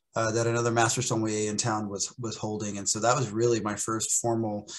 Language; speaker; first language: English; native; English